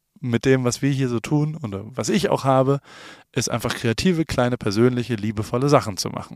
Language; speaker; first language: German; native; German